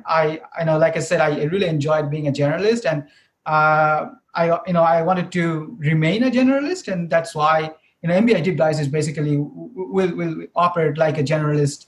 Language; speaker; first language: English; non-native, local second language; Bangla